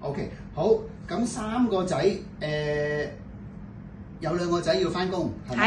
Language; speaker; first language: Cantonese; native; Cantonese